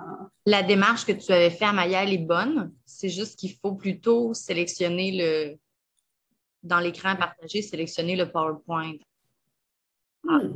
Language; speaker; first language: French; native; French